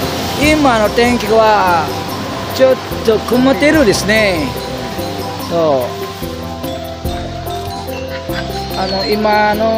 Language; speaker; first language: Japanese; non-native, fluent; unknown